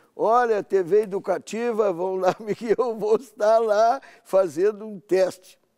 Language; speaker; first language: Portuguese; native; Portuguese